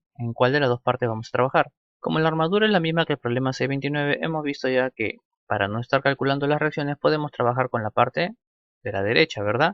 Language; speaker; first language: Spanish; native; Spanish